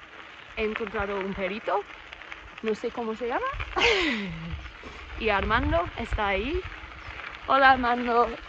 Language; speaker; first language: Spanish; non-native, fluent; English